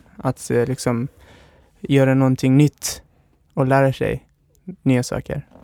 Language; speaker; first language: Swedish; non-native, fluent; Persian